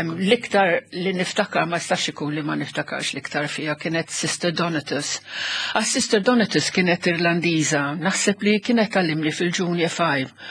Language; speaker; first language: Maltese; non-native, local second language; Italian